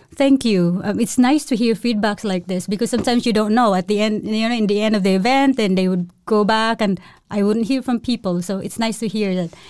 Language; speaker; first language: English; non-native, local second language; Cebuano